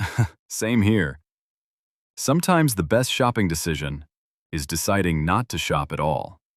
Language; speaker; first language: English; native; English